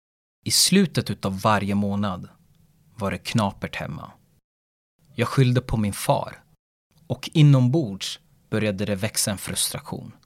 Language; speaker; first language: Swedish; early bilingual, other home language; Lingala